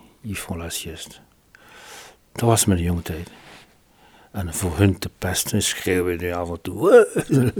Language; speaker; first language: Dutch; non-native, fluent; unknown